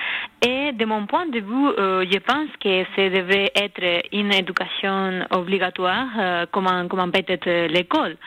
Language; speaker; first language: French; non-native, learner; Spanish